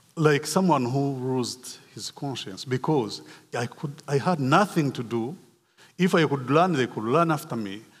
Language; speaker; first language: English; non-native, local second language; Kinyarwanda